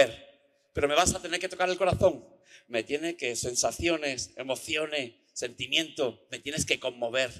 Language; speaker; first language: Spanish; native; Spanish